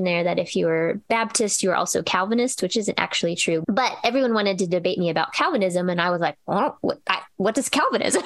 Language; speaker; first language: English; native; English